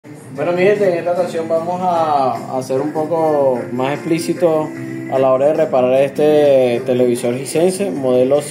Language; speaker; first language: Spanish; native; Spanish